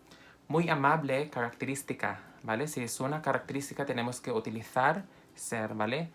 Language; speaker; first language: Spanish; non-native, fluent; Filipino